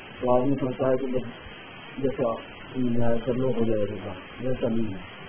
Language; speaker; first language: Urdu; native; Urdu